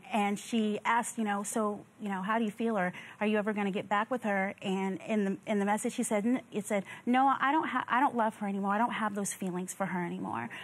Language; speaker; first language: English; native; English